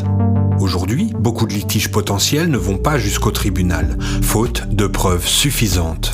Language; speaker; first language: French; native; French